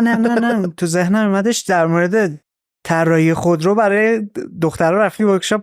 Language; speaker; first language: Persian; native; Persian